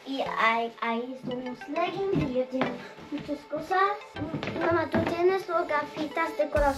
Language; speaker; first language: Spanish; early bilingual, heritage; Spanish